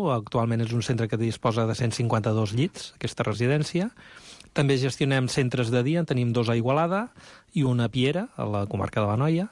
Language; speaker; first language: Catalan; native; Catalan